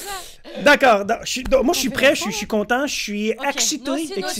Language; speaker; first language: French; native; French